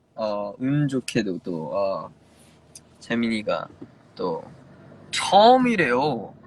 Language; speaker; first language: Korean; early bilingual, other home language; English